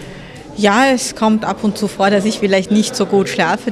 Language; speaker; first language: German; early bilingual, other home language; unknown